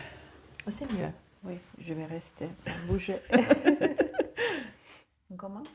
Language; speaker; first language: French; non-native, learner; Finnish